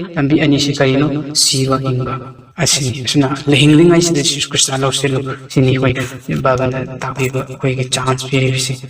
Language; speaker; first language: Manipuri; non-native, local second language; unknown